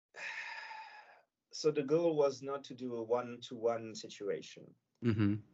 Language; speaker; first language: English; non-native, fluent; French